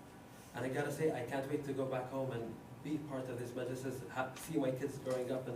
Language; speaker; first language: English; non-native, fluent; Arabic